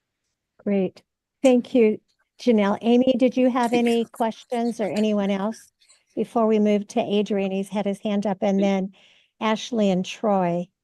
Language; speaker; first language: English; native; English